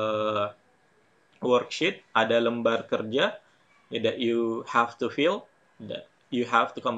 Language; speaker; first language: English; non-native, fluent; Indonesian